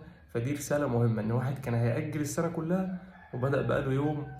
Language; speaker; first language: Arabic; native; Arabic